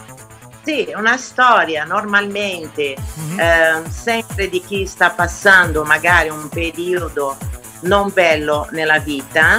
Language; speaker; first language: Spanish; non-native, learner; Portuguese